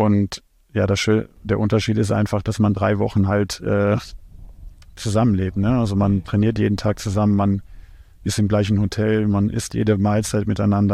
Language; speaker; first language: German; native; German